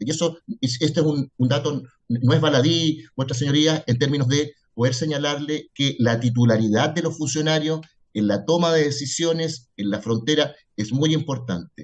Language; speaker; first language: Spanish; native; Spanish